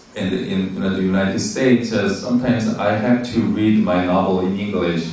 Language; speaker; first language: English; non-native, learner; Korean